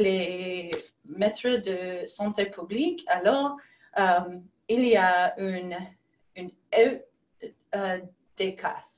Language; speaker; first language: French; non-native, learner; English